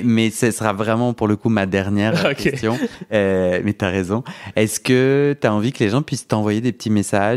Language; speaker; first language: French; native; French